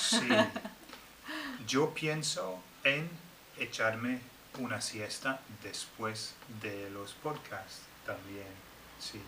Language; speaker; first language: Spanish; non-native, fluent; English